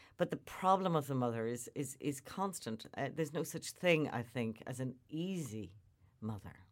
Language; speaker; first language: English; native; English